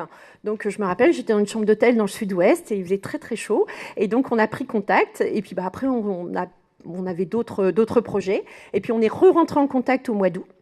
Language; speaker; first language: French; native; French